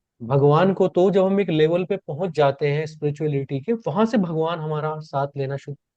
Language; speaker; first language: Hindi; native; Hindi